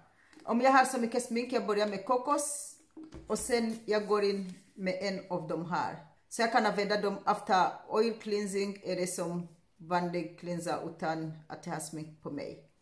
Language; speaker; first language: Swedish; non-native, learner; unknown